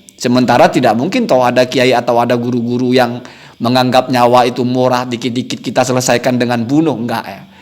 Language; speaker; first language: Indonesian; non-native, local second language; Madurese